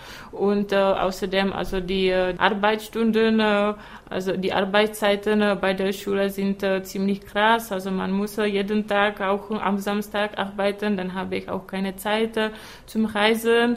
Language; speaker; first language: German; non-native, fluent; Czech